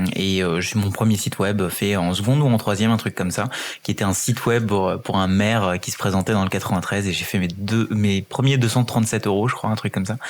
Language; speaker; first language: French; early bilingual, other home language; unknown